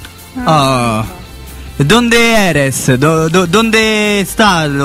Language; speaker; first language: Spanish; non-native, learner; Italian